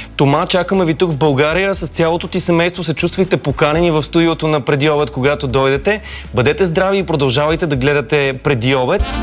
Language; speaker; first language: Bulgarian; native; Bulgarian